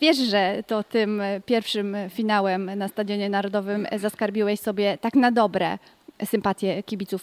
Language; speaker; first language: Polish; native; Polish